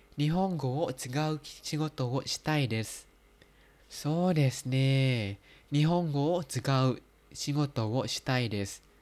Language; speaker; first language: Japanese; non-native, fluent; Thai